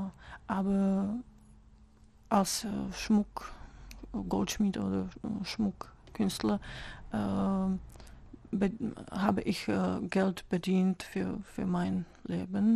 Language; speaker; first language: German; non-native, fluent; Czech